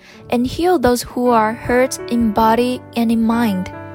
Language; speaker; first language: English; non-native, fluent; Chinese